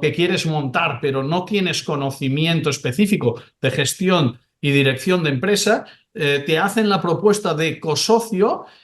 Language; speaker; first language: Spanish; non-native, local second language; Catalan